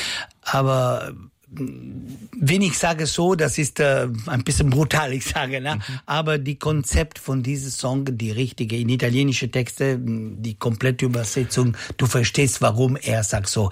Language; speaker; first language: German; non-native, local second language; Italian